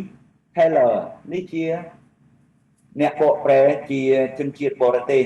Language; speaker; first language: Khmer; native; Khmer